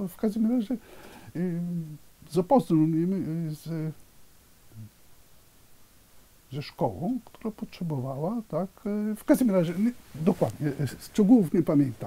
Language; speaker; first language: Polish; non-native, fluent; Italian